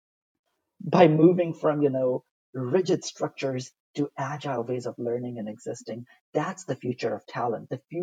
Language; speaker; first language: English; non-native, local second language; Urdu